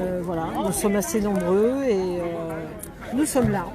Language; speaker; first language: French; native; French